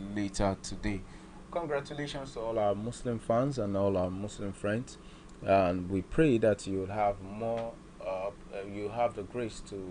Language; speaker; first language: English; non-native, local second language; Yoruba